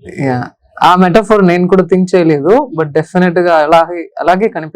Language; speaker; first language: Telugu; non-native, learner; Tamil